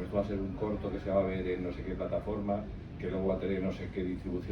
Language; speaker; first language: Spanish; native; Spanish